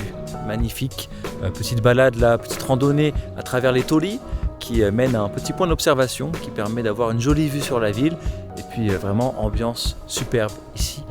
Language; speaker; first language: French; native; French